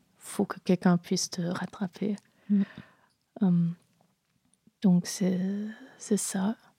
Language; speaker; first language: French; non-native, fluent; German